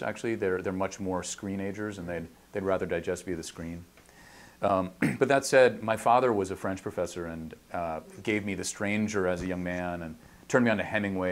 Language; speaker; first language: English; native; English